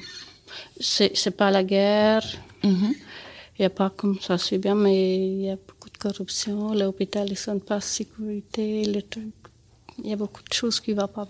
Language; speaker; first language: French; non-native, learner; Albanian